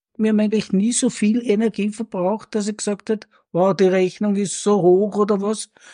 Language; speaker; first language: German; native; German